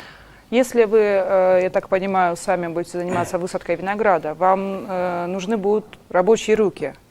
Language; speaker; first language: Russian; non-native, local second language; Ossetic